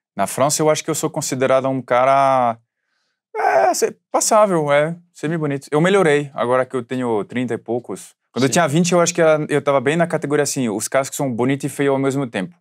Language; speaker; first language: Portuguese; non-native, fluent; French